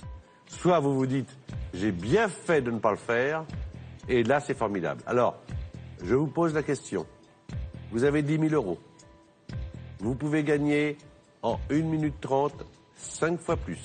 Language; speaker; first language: French; native; French